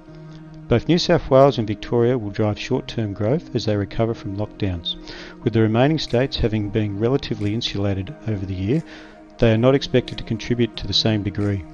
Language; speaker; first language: English; native; English